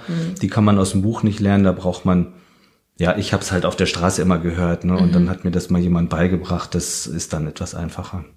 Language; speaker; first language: German; early bilingual, heritage; German